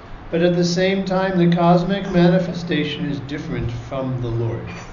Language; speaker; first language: English; native; English